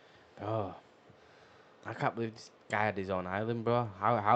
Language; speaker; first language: English; native; English